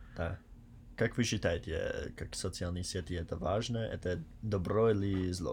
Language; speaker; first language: Russian; non-native, learner; English